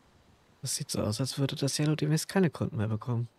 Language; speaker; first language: German; native; German